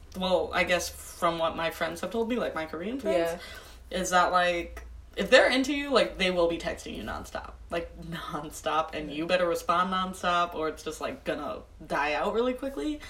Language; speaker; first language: English; native; English